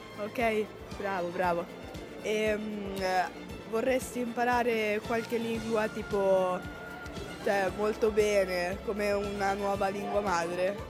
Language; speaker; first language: Italian; native; Italian